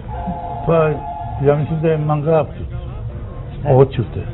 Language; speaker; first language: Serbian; non-native, local second language; Romany